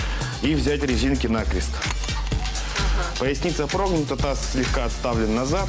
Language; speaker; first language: Russian; native; Russian